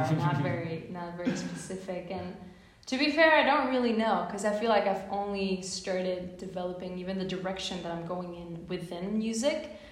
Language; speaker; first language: English; non-native, fluent; Czech